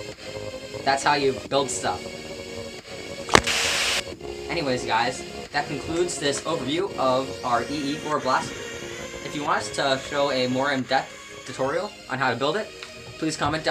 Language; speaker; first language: English; native; English